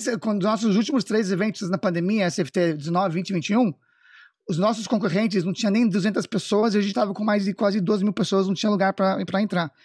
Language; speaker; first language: Portuguese; non-native, fluent; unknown